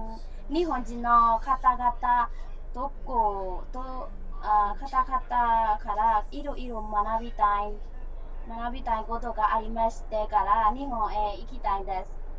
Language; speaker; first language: Japanese; non-native, learner; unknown